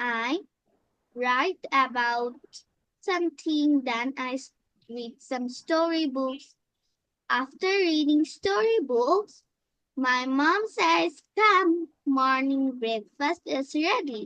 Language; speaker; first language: English; non-native, learner; Bangla